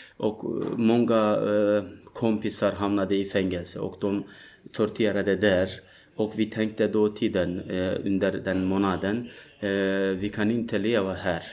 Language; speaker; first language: Swedish; non-native, learner; Turkish